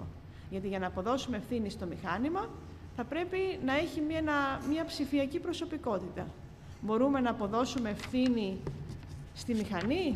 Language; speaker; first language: Greek; native; Greek